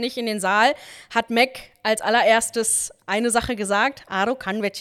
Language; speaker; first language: German; native; German